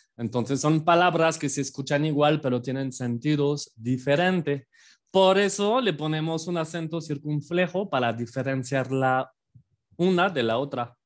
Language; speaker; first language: Spanish; non-native, fluent; French